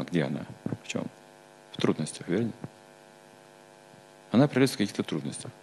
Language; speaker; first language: Russian; native; Russian